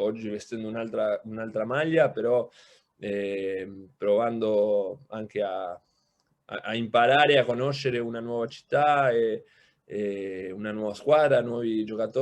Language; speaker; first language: Italian; non-native, local second language; Spanish